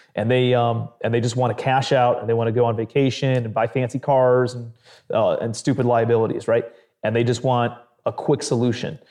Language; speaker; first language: English; native; English